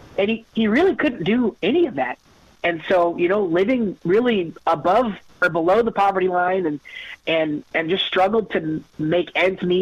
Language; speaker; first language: English; native; English